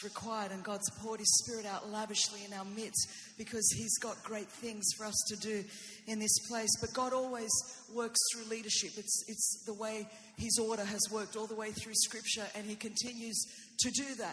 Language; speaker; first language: English; non-native, fluent; Greek